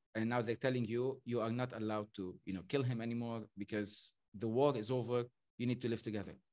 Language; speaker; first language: English; non-native, fluent; Arabic